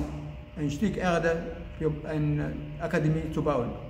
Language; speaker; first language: German; non-native, learner; Arabic